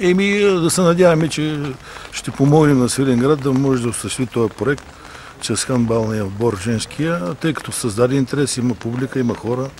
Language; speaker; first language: Bulgarian; native; Bulgarian